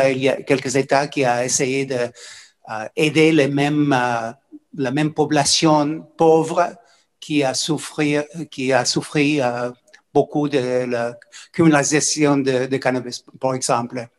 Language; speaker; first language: French; non-native, fluent; English